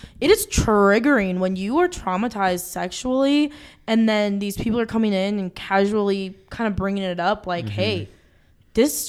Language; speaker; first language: English; native; English